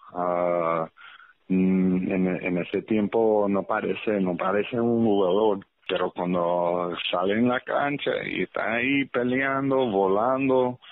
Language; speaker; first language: Spanish; early bilingual, heritage; English